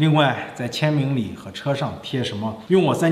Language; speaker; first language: Chinese; native; Chinese